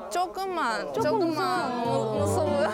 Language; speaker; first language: Korean; non-native, learner; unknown